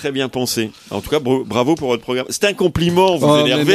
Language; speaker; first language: French; native; French